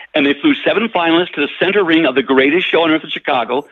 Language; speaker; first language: English; native; English